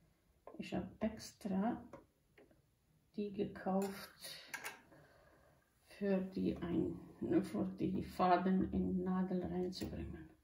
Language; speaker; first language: German; non-native, learner; Croatian